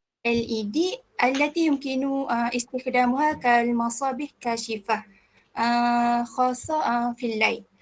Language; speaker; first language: Arabic; non-native, learner; Malay